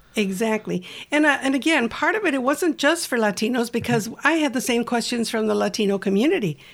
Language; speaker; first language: English; native; English